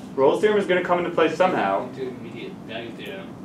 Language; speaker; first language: English; native; English